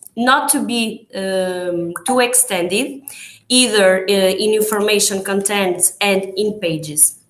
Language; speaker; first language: English; non-native, fluent; Portuguese